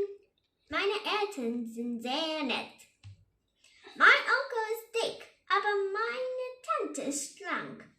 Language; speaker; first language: German; non-native, learner; Vietnamese